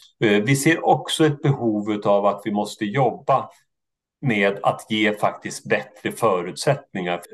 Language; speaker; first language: Swedish; native; Swedish